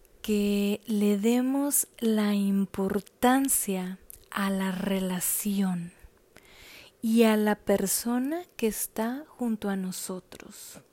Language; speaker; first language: Spanish; native; Spanish